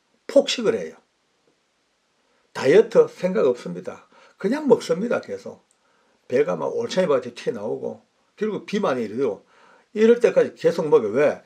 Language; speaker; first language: Korean; native; Korean